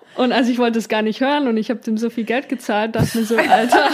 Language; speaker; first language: German; native; German